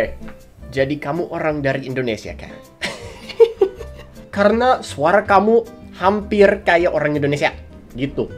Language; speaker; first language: Indonesian; non-native, fluent; English